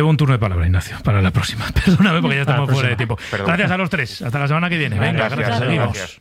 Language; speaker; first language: Spanish; native; Spanish